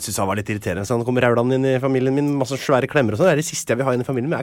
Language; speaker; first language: Norwegian; native; Norwegian